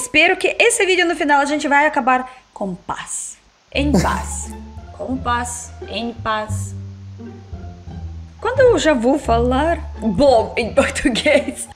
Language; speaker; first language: Portuguese; non-native, learner; Russian